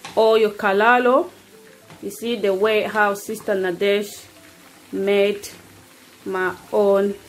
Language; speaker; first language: English; non-native, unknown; Lingala